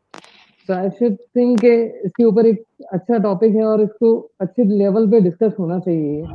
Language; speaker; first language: Hindi; native; Hindi